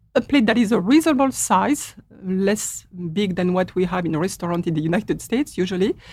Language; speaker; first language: English; non-native, fluent; French